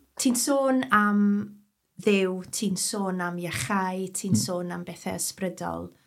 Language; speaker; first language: Welsh; native; Welsh